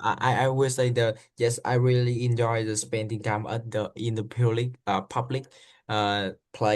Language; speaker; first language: English; non-native, learner; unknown